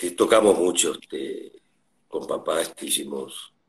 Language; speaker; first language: Spanish; native; Spanish